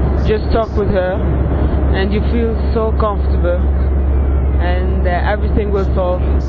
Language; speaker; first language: English; non-native, learner; Arabic